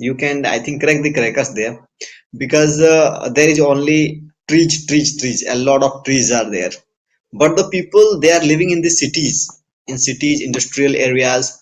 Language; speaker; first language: English; non-native, fluent; Hindi